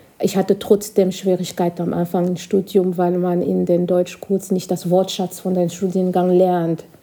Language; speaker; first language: German; non-native, fluent; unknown